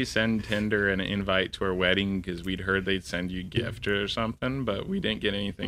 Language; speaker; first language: English; native; English